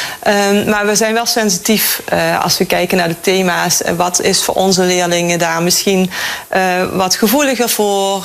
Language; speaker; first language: Dutch; native; Dutch